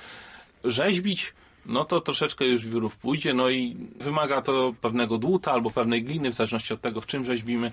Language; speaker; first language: Polish; native; Polish